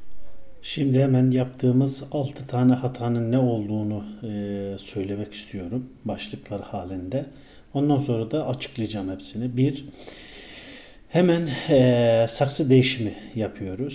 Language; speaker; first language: Turkish; native; Turkish